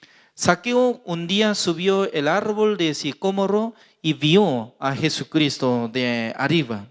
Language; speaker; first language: Spanish; non-native, fluent; Korean